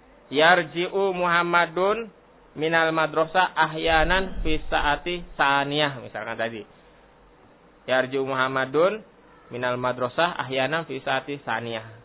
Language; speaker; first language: Arabic; non-native, learner; Indonesian